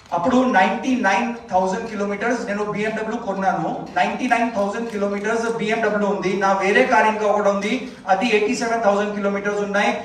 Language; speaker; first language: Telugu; non-native, fluent; Hindi